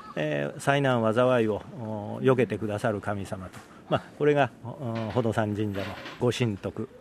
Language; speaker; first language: Japanese; native; Japanese